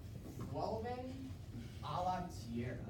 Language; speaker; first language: Spanish; non-native, learner; English